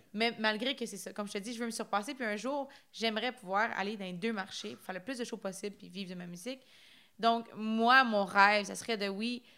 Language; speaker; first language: French; native; French